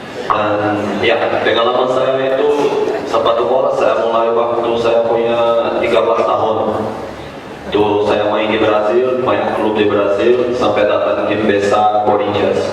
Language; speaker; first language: Indonesian; non-native, fluent; Portuguese